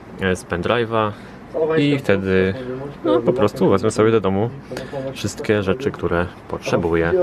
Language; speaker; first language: Polish; native; Polish